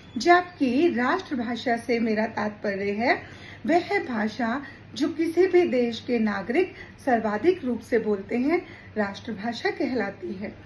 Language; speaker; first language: Hindi; native; Hindi